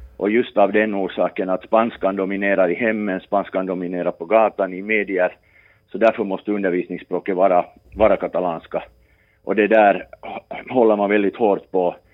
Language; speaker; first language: Swedish; native; Swedish